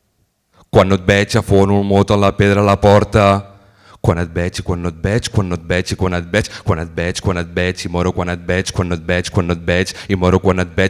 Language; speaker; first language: Catalan; native; Catalan